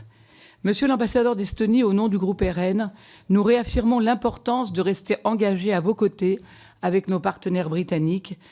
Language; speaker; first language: French; native; French